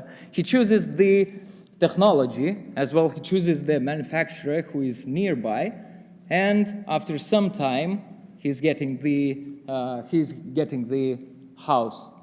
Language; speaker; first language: English; non-native, fluent; Lithuanian